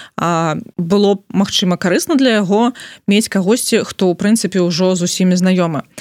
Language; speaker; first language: Belarusian; non-native, local second language; Russian